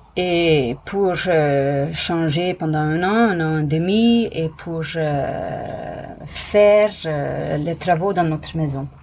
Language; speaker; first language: French; non-native, fluent; English